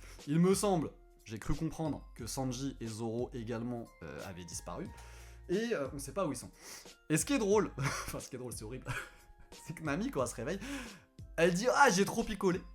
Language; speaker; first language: French; native; French